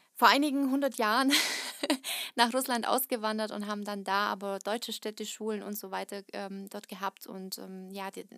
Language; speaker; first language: German; early bilingual, other home language; Russian